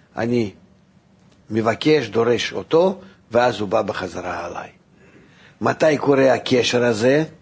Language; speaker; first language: Hebrew; non-native, fluent; Russian